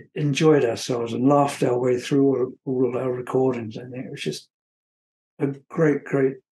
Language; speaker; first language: English; native; English